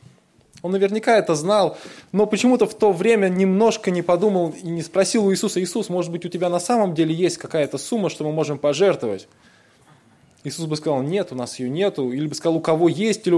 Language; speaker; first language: Russian; native; Russian